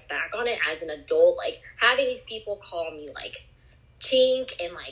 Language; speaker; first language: English; native; English